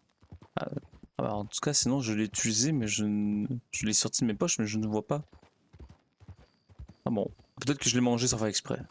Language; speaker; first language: French; native; French